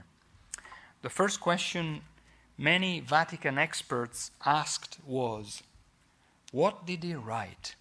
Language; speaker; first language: English; non-native, fluent; Italian